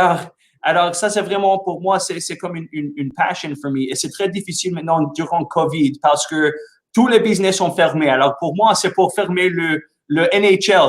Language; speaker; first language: French; non-native, local second language; English